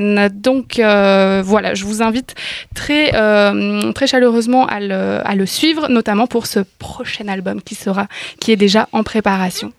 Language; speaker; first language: French; native; French